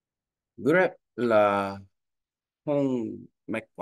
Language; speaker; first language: Vietnamese; non-native, learner; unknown